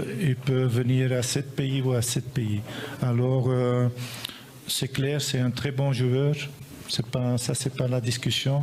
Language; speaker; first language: French; non-native, fluent; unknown